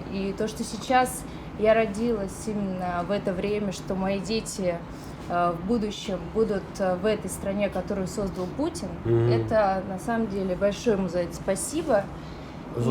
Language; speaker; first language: Russian; native; Russian